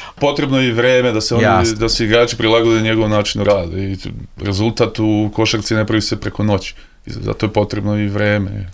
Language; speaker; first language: Serbian; native; Serbian